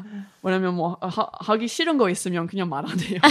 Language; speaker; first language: Korean; non-native, learner; English